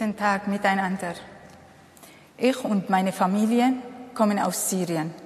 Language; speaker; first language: German; non-native, fluent; Kurdish